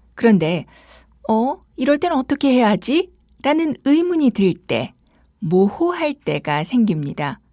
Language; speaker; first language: Korean; native; Korean